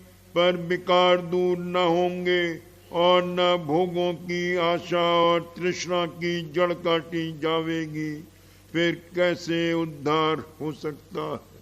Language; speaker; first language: Hindi; native; Hindi